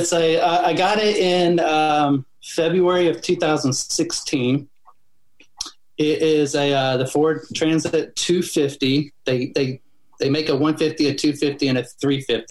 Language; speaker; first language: English; native; English